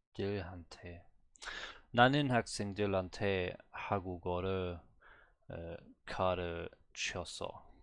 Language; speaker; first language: Korean; non-native, learner; German